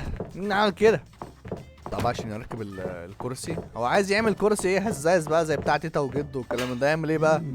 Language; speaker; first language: Arabic; native; Arabic